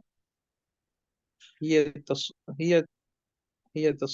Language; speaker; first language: Arabic; non-native, learner; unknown